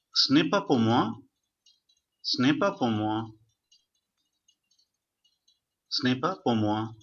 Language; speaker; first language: French; non-native, fluent; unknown